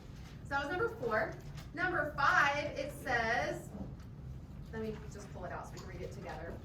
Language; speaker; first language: English; native; English